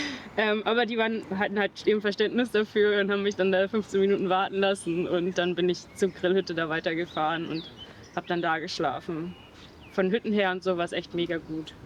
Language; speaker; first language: German; native; German